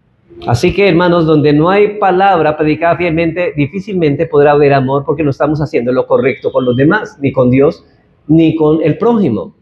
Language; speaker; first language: Spanish; native; Spanish